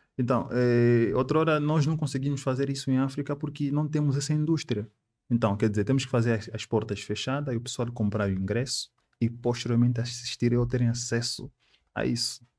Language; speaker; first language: Portuguese; native; Portuguese